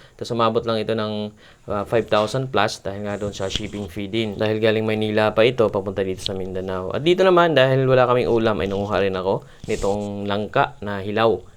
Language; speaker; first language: Filipino; non-native, local second language; Cebuano